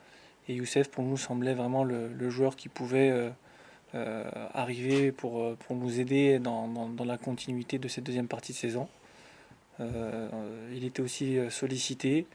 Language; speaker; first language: French; native; French